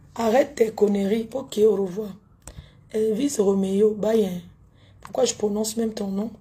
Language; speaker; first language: French; native; French